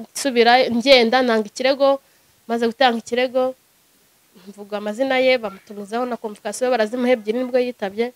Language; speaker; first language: Kinyarwanda; native; Kinyarwanda